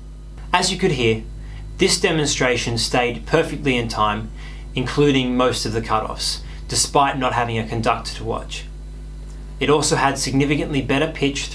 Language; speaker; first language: English; native; English